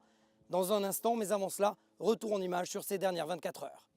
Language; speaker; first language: French; native; French